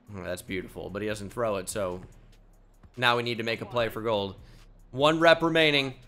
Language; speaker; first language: English; native; English